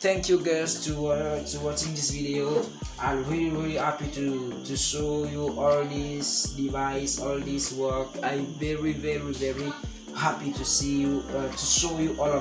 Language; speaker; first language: English; non-native, fluent; French